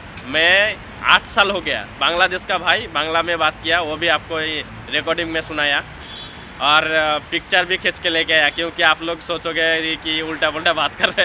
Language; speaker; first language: Hindi; non-native, local second language; Bangla